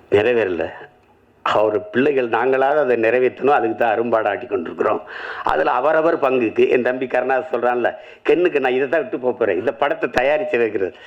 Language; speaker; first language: Tamil; native; Tamil